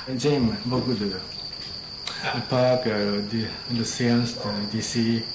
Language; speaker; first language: French; non-native, learner; Japanese